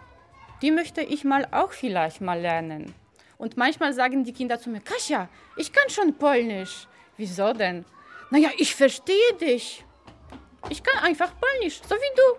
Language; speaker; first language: German; non-native, fluent; Polish